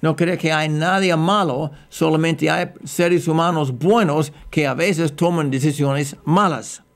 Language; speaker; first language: Spanish; non-native, fluent; English